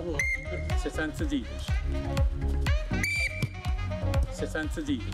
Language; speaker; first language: French; non-native, learner; English